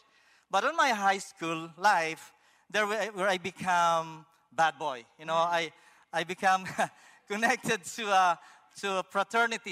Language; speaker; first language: English; non-native, local second language; Filipino